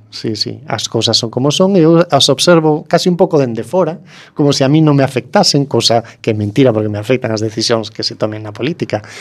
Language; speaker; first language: Galician; native; Galician